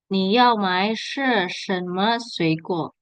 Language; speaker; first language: Chinese; non-native, fluent; Indonesian